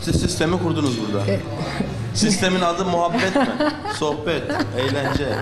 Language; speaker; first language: Turkish; native; Turkish